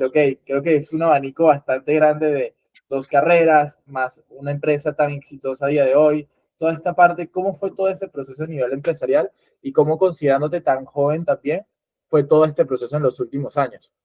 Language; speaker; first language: Spanish; native; Spanish